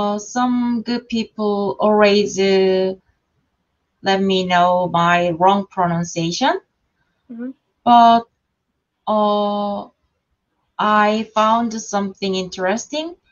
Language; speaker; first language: English; non-native, learner; Korean